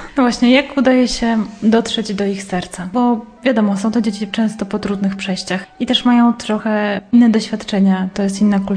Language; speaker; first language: Polish; native; Polish